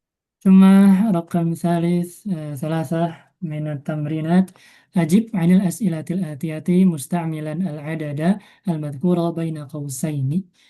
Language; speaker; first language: Arabic; non-native, fluent; Indonesian